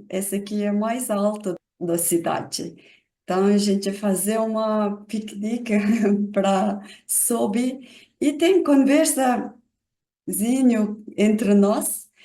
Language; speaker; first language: Portuguese; non-native, learner; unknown